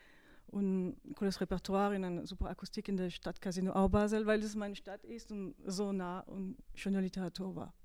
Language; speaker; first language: German; non-native, fluent; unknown